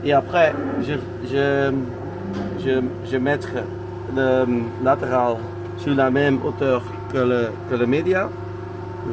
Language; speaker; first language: French; non-native, local second language; Dutch